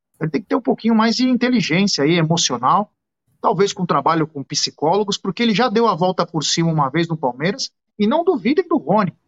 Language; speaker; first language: Portuguese; native; Portuguese